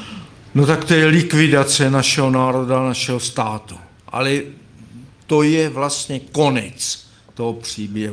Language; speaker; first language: Czech; native; Czech